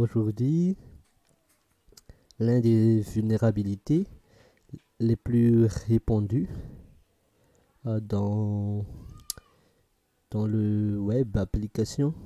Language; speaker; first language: French; non-native, fluent; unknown